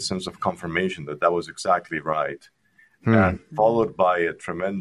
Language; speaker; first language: English; non-native, fluent; Spanish